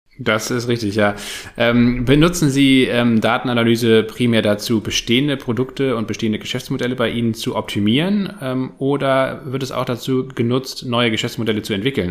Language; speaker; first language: German; native; German